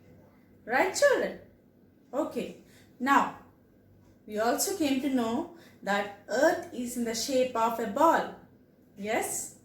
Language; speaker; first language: English; non-native, local second language; Telugu